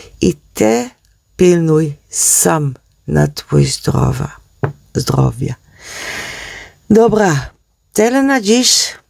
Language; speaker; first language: Polish; non-native, learner; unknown